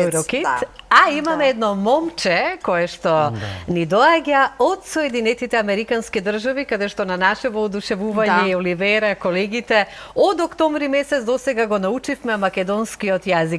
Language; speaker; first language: Macedonian; native; Macedonian